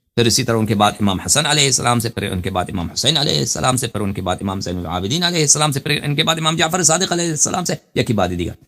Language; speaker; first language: Urdu; native; Urdu